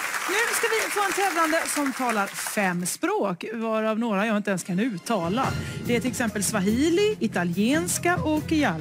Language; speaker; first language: Swedish; native; Swedish